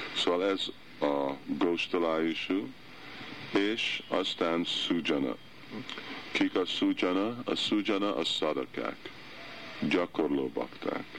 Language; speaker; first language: Hungarian; early bilingual, heritage; Hungarian